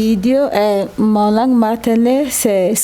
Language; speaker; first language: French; non-native, local second language; Susu